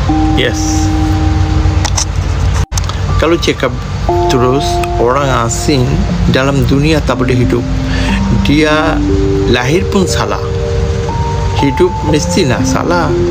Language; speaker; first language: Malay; non-native, learner; Bangla